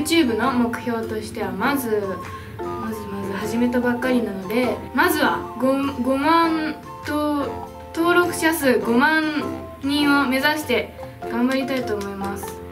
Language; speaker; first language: Japanese; native; Japanese